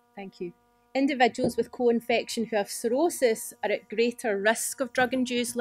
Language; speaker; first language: English; native; English